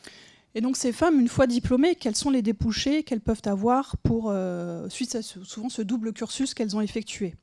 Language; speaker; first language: French; native; French